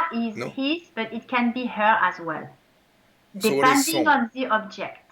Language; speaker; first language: English; non-native, fluent; French